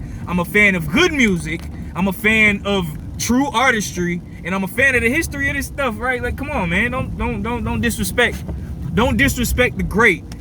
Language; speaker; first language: English; native; English